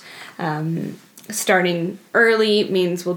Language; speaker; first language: English; native; English